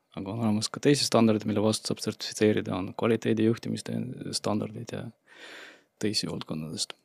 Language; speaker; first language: Estonian; non-native, local second language; Russian